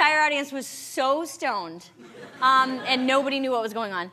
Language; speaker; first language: English; native; English